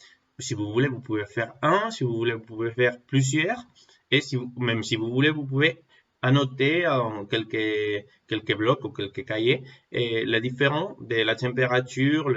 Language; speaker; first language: French; non-native, fluent; Spanish